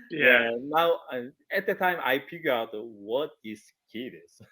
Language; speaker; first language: English; non-native, learner; Korean